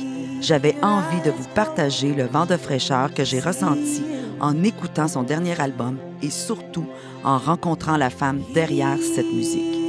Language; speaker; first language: French; native; French